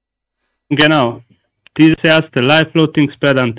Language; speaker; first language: German; non-native, fluent; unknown